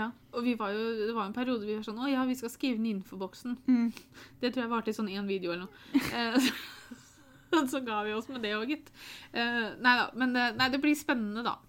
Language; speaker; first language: Norwegian; native; Norwegian